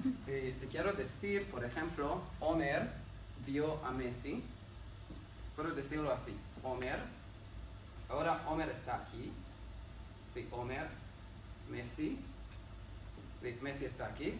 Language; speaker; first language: Spanish; non-native, learner; Hebrew